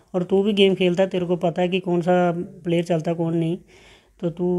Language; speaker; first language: Hindi; native; Hindi